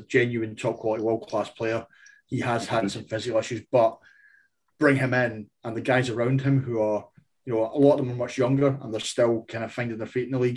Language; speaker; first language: English; native; English